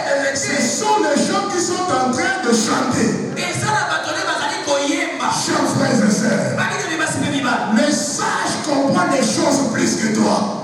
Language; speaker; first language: French; non-native, local second language; Lingala